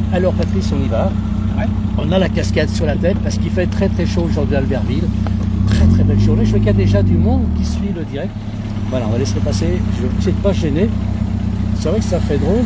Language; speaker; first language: French; native; French